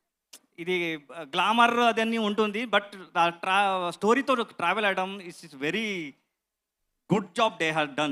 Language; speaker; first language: Telugu; non-native, learner; Kannada